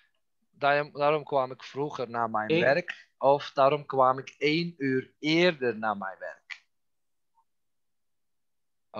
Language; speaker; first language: Dutch; non-native, fluent; Turkish